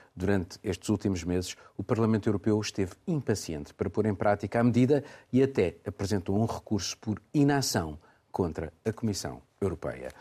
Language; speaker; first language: Portuguese; native; Portuguese